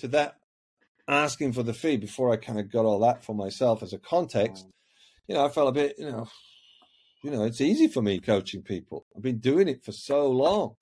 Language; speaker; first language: English; native; English